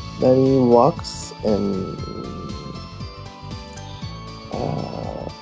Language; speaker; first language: English; non-native, learner; Japanese